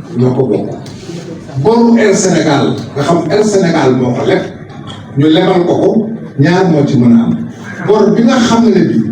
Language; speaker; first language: Wolof; non-native, local second language; Fula